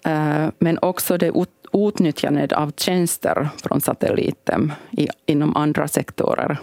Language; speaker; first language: Swedish; non-native, local second language; Finnish